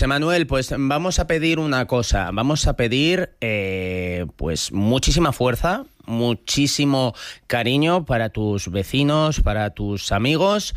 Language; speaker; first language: Spanish; native; Spanish